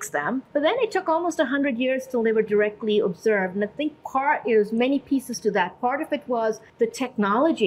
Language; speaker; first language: English; non-native, local second language; Urdu